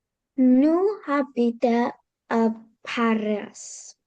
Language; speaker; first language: French; non-native, learner; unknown